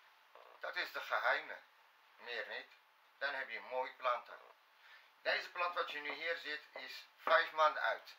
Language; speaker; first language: Dutch; non-native, fluent; Arabic